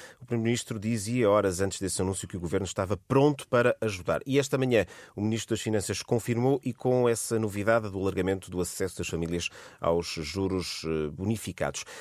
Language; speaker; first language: Portuguese; native; Portuguese